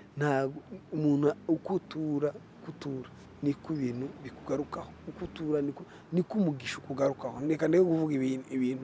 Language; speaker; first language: Kinyarwanda; early bilingual, other home language; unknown